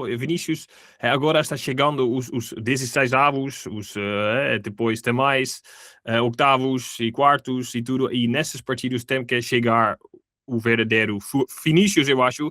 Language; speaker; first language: Portuguese; non-native, fluent; Dutch